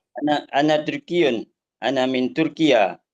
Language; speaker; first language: Arabic; non-native, learner; Malay